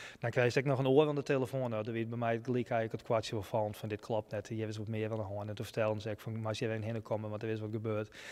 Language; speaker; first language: Dutch; non-native, local second language; Western Frisian